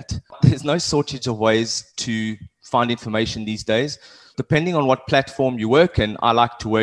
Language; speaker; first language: English; native; English